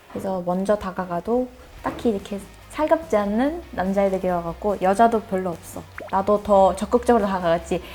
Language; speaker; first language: Korean; early bilingual, heritage; Korean